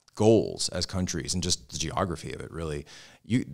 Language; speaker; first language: English; native; English